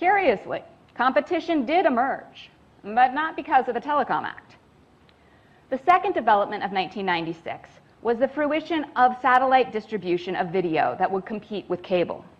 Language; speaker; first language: English; native; English